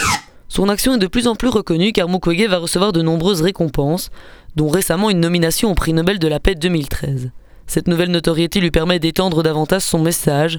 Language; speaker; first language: French; native; French